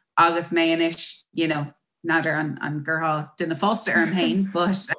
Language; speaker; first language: Irish; non-native, local second language; English